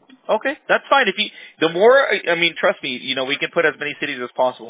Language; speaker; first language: English; early bilingual, other home language; Spanish